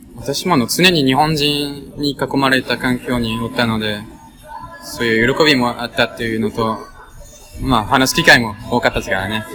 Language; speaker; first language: Japanese; non-native, fluent; French